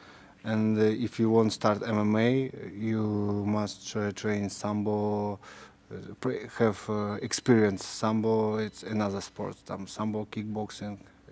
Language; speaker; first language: English; non-native, learner; Russian